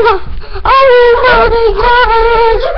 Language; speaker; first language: English; native; English